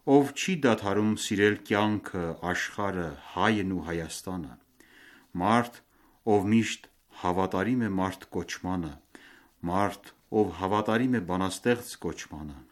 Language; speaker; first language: Armenian; early bilingual, heritage; Armenian